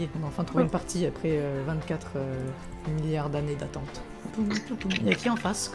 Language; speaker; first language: French; native; French